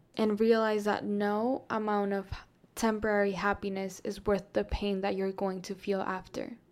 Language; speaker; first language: English; non-native, fluent; Spanish